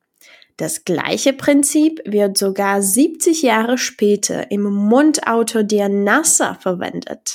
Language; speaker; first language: German; non-native, fluent; Czech